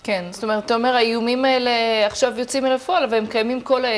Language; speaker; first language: Hebrew; native; Hebrew